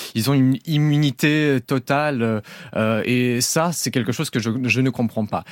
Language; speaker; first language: French; non-native, fluent; Russian